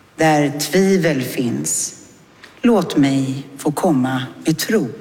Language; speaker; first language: Swedish; native; Swedish